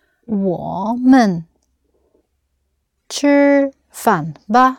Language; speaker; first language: Chinese; non-native, learner; English